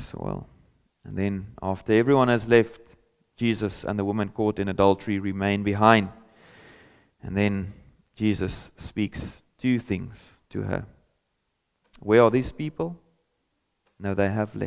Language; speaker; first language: English; non-native, local second language; Afrikaans